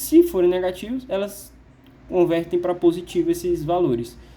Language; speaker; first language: Portuguese; native; Portuguese